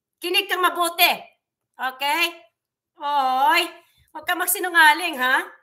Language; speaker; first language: Filipino; non-native, local second language; Cebuano